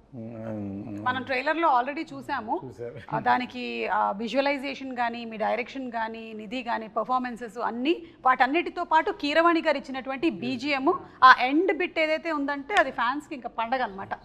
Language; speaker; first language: Telugu; native; Telugu